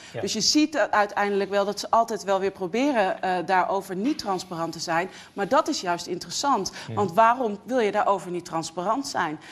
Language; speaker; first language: Dutch; native; Dutch